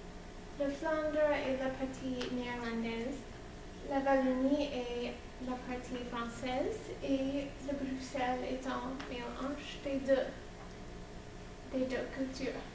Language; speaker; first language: French; non-native, learner; English